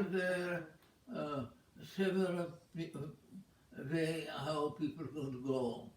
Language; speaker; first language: English; non-native, fluent; Czech